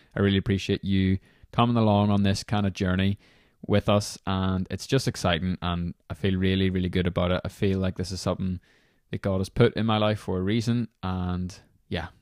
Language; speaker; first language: English; native; English